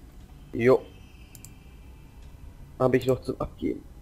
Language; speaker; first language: German; native; German